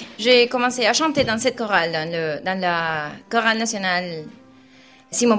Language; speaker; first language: French; non-native, learner; Spanish